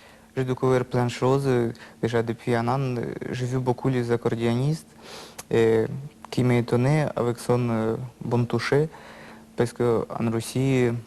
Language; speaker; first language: French; non-native, learner; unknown